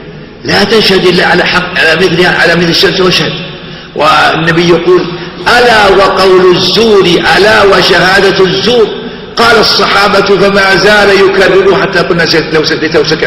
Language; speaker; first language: Arabic; native; Arabic